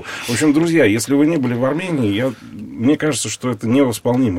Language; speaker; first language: Russian; native; Russian